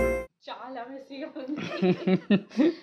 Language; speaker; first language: Telugu; non-native, learner; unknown